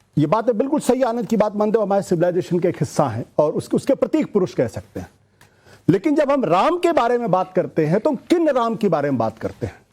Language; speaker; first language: Hindi; native; Hindi